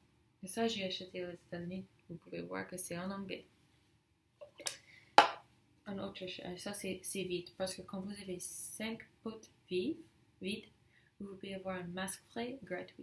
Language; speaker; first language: French; non-native, learner; English